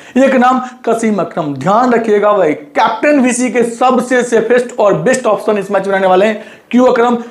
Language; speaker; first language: Hindi; native; Hindi